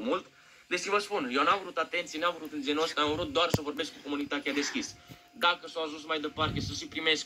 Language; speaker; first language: Romanian; native; Romanian